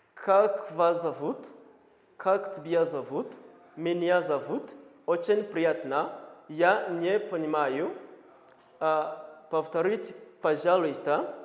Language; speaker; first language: Russian; non-native, learner; Kinyarwanda